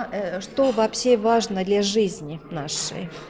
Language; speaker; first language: Russian; native; Russian